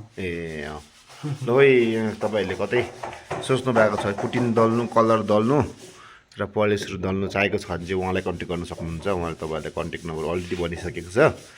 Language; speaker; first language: Nepali; native; Nepali